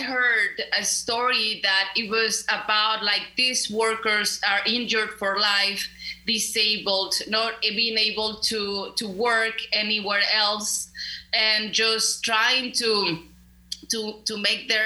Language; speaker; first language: English; non-native, fluent; Spanish